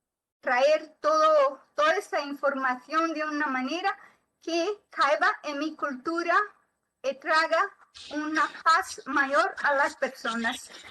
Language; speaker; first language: Spanish; non-native, learner; Portuguese